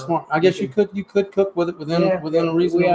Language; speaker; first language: English; native; English